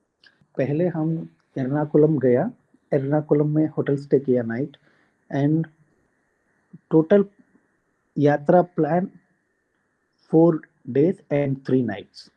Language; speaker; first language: Hindi; non-native, local second language; Telugu